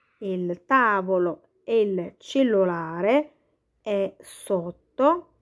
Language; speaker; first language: Italian; non-native, fluent; Arabic